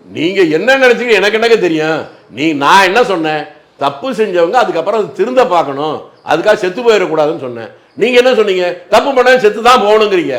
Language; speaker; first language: Tamil; native; Tamil